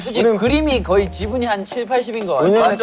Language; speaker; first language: Korean; native; Korean